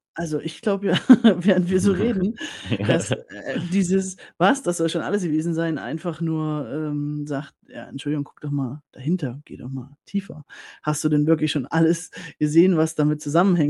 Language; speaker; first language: German; native; German